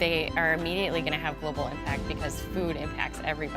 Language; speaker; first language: English; native; English